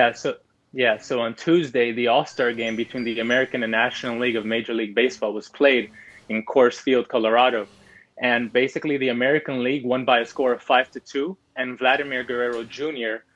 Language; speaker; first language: English; early bilingual, other home language; Spanish